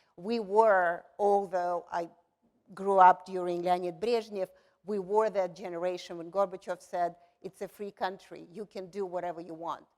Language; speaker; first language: English; non-native, fluent; Russian